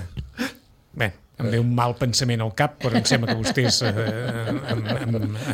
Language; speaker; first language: Catalan; native; Catalan